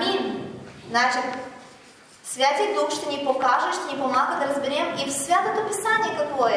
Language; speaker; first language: Bulgarian; non-native, fluent; Russian